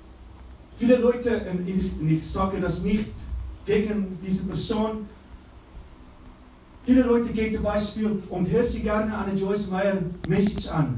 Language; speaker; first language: German; non-native, fluent; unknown